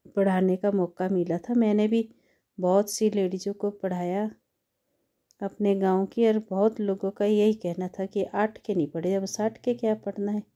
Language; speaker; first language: Hindi; native; Hindi